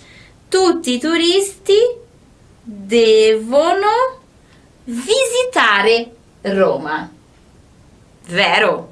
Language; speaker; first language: Italian; non-native, fluent; Portuguese